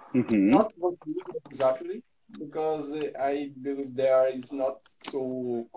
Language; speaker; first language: English; non-native, learner; Portuguese